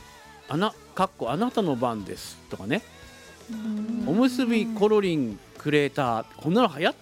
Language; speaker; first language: Japanese; native; Japanese